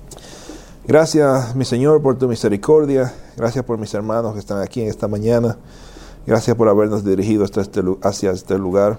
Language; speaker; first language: Spanish; native; Spanish